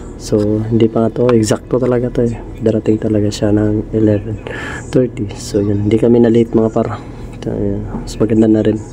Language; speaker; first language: Filipino; native; Filipino